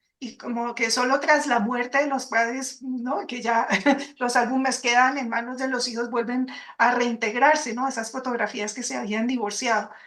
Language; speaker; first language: Spanish; native; Spanish